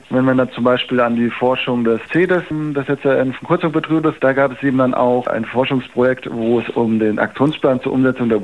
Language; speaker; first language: German; native; German